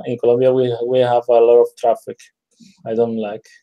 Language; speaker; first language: English; non-native, learner; Spanish